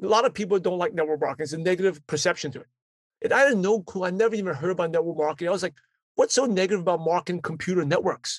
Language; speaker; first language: English; early bilingual, other home language; Cantonese